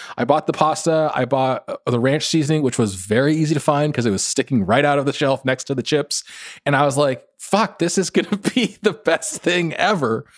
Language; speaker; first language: English; native; English